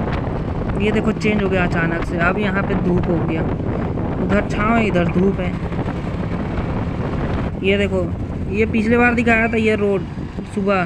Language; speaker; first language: Hindi; native; Hindi